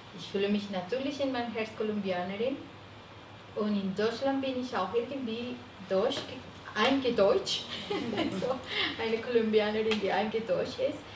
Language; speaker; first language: German; non-native, fluent; Spanish